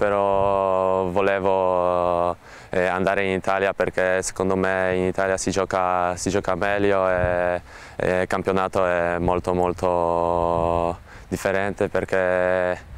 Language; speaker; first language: Italian; non-native, learner; Polish